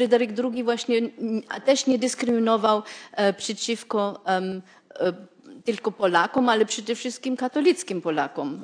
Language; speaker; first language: Polish; non-native, fluent; German